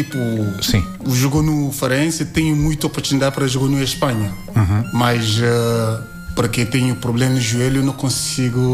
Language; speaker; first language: Portuguese; non-native, learner; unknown